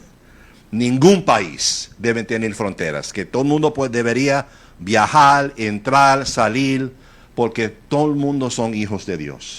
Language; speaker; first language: Spanish; native; Spanish